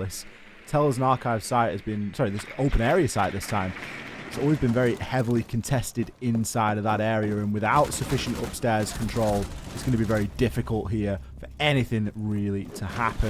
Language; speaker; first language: English; native; English